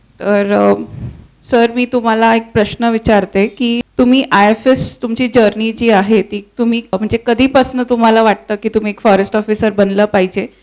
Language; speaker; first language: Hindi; non-native, local second language; Marathi